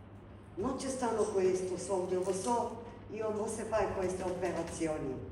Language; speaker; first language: Italian; non-native, learner; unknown